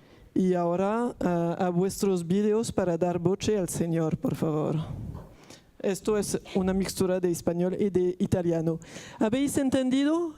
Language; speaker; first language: Spanish; non-native, fluent; Italian